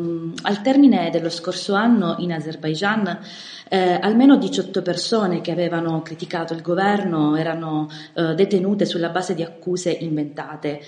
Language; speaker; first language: Italian; native; Italian